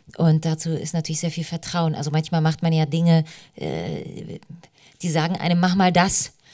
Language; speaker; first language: German; early bilingual, other home language; Polish